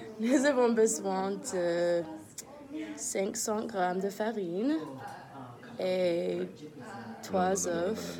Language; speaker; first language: French; non-native, learner; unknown